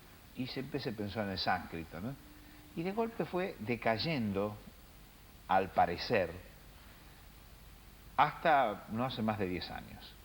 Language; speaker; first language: Spanish; native; Spanish